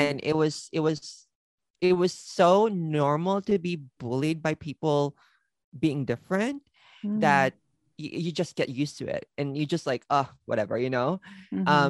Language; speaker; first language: English; non-native, local second language; Filipino